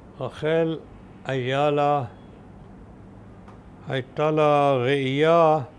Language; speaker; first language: Hebrew; early bilingual, other home language; German